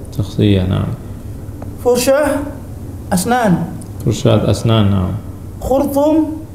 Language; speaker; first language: Arabic; non-native, fluent; Indonesian